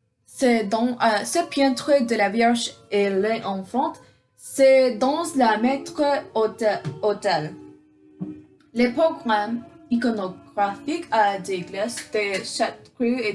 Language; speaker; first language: French; non-native, learner; English